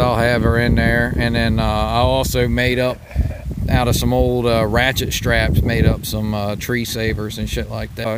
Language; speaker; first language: English; native; English